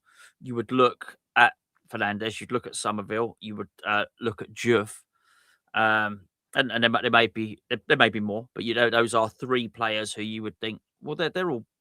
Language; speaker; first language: English; native; English